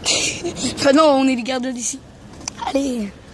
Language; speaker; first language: French; native; French